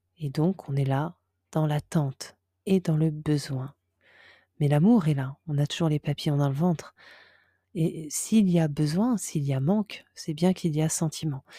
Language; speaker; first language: French; native; French